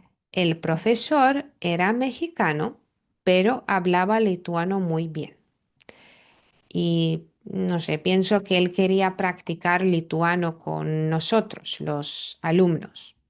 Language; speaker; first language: Spanish; non-native, fluent; Lithuanian